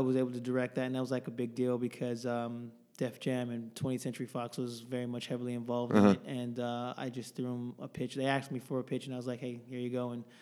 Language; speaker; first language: English; native; English